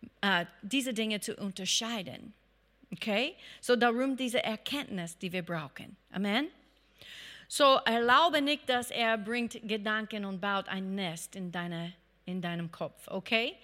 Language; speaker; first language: German; non-native, fluent; English